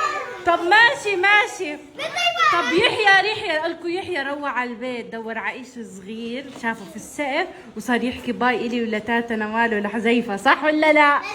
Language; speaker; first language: Arabic; native; Arabic